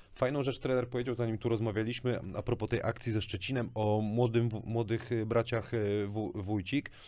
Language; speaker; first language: Polish; native; Polish